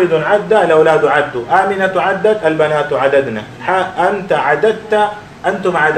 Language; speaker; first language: Arabic; non-native, fluent; Urdu